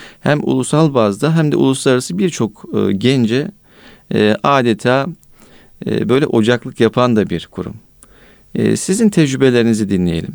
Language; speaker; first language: Turkish; native; Turkish